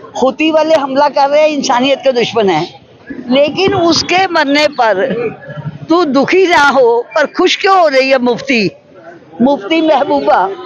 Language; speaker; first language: Hindi; non-native, local second language; Punjabi